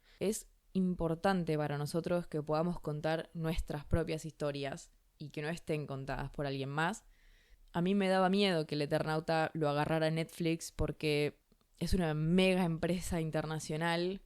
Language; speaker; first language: Spanish; native; Spanish